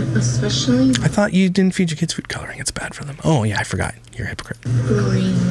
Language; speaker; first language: English; native; English